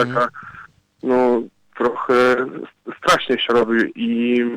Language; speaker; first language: Polish; non-native, fluent; Ukrainian